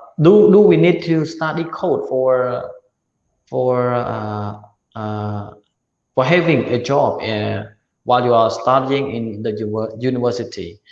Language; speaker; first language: English; non-native, learner; Khmer